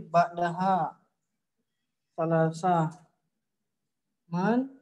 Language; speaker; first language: Arabic; non-native, fluent; Indonesian